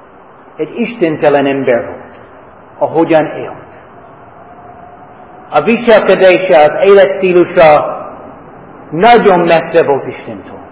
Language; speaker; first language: Hungarian; non-native, fluent; English